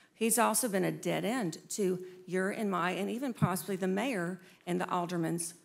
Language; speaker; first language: English; native; English